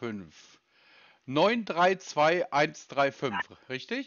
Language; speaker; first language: German; native; German